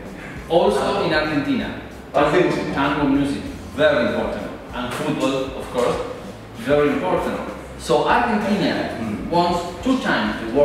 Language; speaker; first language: English; non-native, learner; Spanish